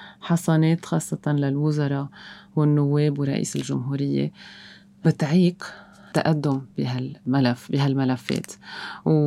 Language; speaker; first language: Arabic; native; Arabic